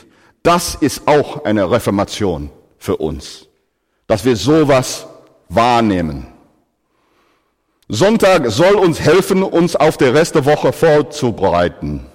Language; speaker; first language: German; non-native, fluent; English